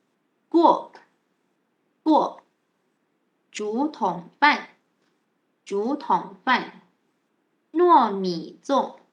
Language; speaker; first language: Chinese; non-native, fluent; Malay